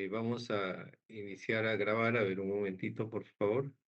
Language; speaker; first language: Spanish; native; Spanish